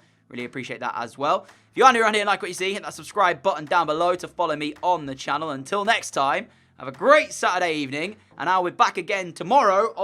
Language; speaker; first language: English; native; English